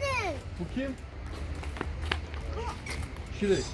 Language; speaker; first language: Turkish; native; Turkish